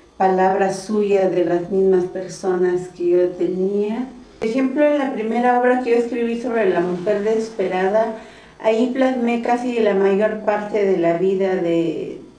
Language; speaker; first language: Spanish; non-native, local second language; Tzotzil